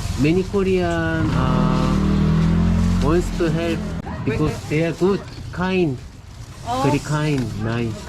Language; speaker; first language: English; non-native, learner; Korean